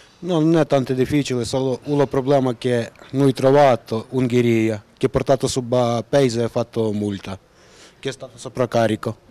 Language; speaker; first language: Italian; non-native, learner; Ukrainian